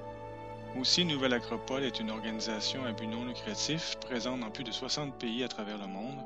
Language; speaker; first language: French; native; French